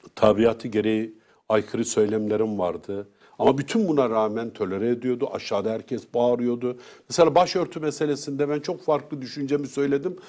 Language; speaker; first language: Turkish; native; Turkish